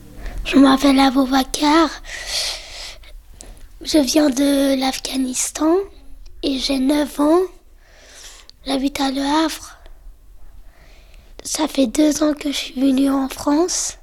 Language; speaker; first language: French; non-native, learner; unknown